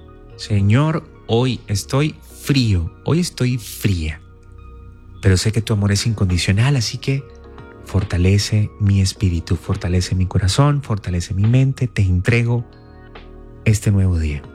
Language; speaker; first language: Spanish; native; Spanish